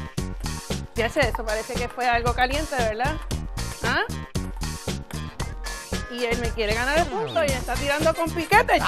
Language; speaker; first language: Spanish; native; Spanish